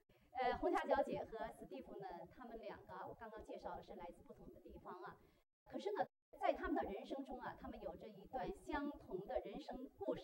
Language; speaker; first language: Chinese; native; Chinese